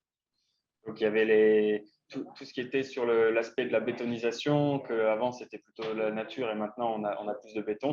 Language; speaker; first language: French; native; French